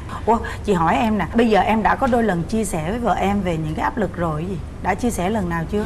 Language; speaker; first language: Vietnamese; native; Vietnamese